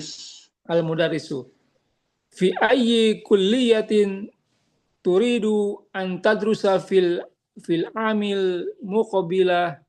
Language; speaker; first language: Arabic; non-native, learner; Indonesian